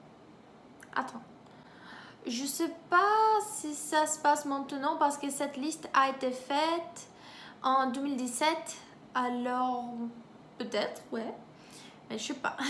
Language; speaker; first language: French; non-native, fluent; Portuguese